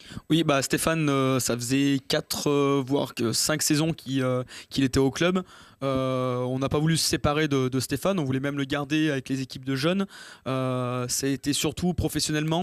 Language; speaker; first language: French; native; French